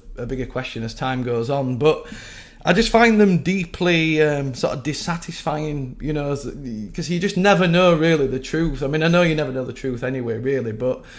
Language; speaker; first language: English; native; English